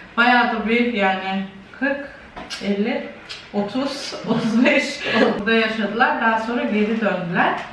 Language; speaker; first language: Turkish; early bilingual, heritage; Turkish